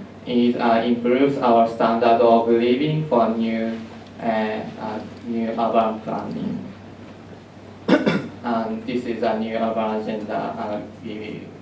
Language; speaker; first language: English; non-native, learner; Japanese